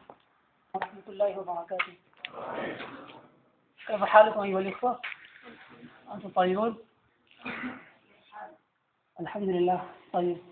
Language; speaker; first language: Arabic; non-native, learner; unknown